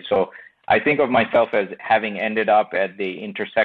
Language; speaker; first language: English; non-native, local second language; Bangla